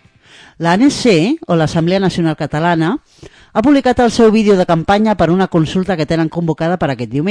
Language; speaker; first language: Spanish; native; Spanish